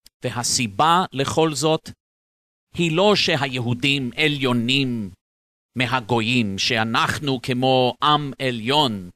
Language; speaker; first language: Hebrew; non-native, fluent; English